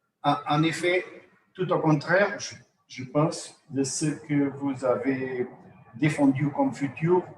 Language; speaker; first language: French; non-native, fluent; Portuguese